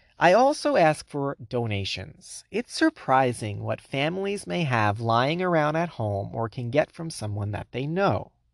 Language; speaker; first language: English; native; English